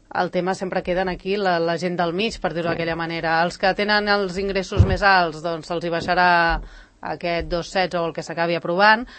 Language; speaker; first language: Catalan; native; Catalan